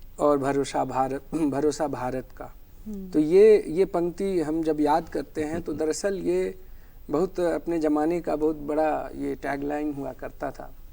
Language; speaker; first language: Hindi; non-native, local second language; Maithili